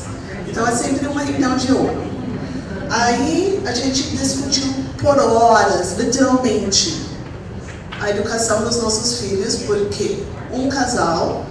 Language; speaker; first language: Portuguese; non-native, fluent; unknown